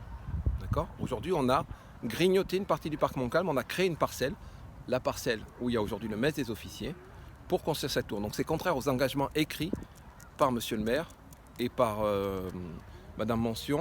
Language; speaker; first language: French; native; French